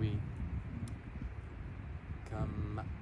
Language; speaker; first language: French; non-native, learner; English